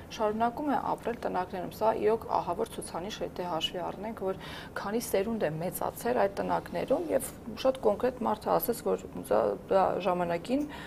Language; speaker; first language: Armenian; native; Armenian